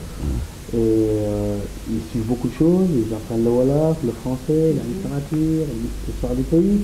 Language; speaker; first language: French; non-native, local second language; Wolof